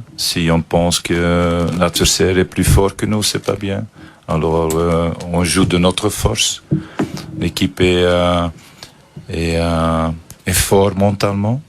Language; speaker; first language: French; non-native, fluent; Dutch